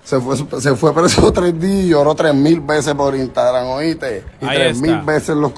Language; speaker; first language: Spanish; native; Spanish